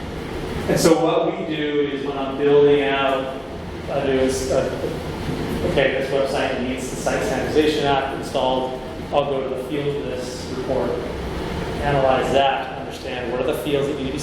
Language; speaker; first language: English; native; English